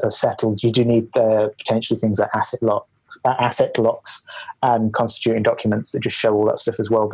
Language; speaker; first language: English; native; English